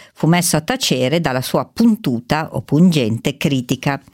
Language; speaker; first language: Italian; native; Italian